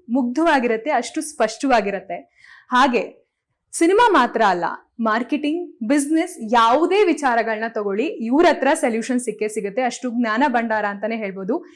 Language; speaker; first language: Kannada; native; Kannada